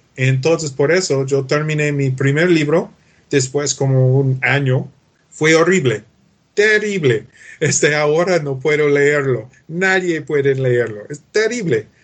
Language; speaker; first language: Spanish; non-native, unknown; English